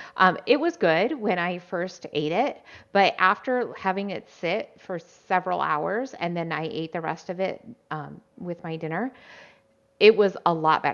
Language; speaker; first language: English; native; English